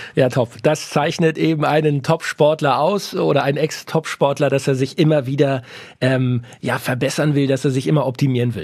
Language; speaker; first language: German; native; German